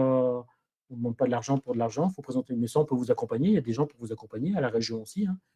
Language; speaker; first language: French; native; French